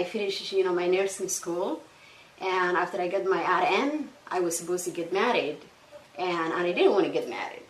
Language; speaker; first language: English; non-native, fluent; Somali